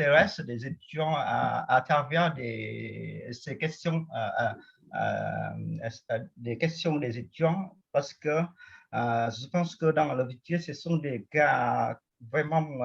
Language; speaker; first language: French; non-native, fluent; Vietnamese